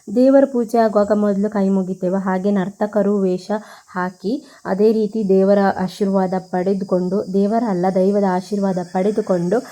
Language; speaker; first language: Kannada; non-native, local second language; Tulu